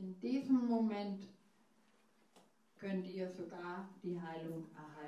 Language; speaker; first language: German; non-native, fluent; English